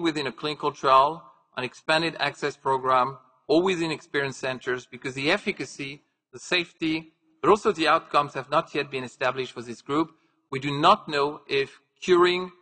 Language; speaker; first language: English; non-native, fluent; French